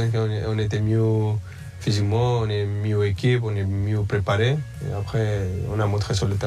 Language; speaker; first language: French; early bilingual, other home language; Spanish